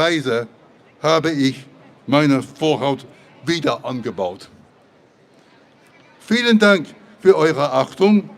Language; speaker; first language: German; non-native, fluent; English